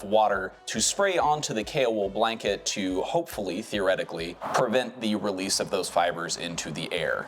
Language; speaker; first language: English; native; English